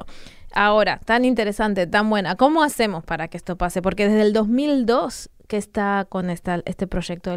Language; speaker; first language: Spanish; native; Spanish